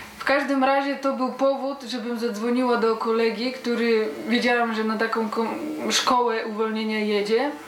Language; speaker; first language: Polish; early bilingual, heritage; Polish